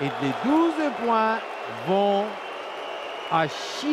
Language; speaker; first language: French; non-native, fluent; Turkish